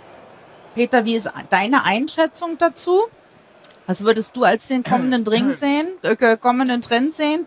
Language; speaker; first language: German; native; German